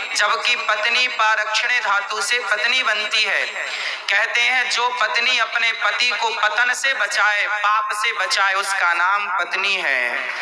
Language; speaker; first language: Hindi; native; Hindi